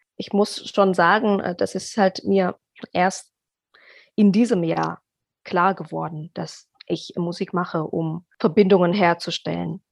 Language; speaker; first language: German; non-native, fluent; Indonesian